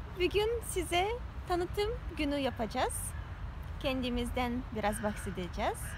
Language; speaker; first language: Turkish; non-native, learner; Russian